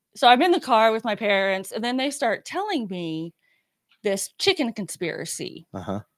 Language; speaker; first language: English; native; English